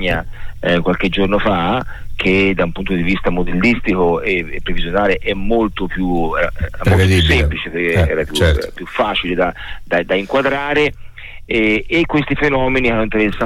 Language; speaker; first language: Italian; native; Italian